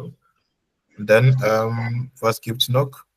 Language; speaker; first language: German; non-native, fluent; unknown